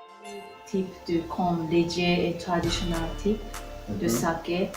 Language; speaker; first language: French; non-native, learner; Japanese